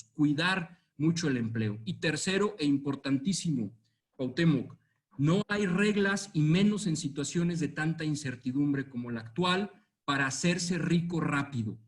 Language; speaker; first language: Spanish; native; Spanish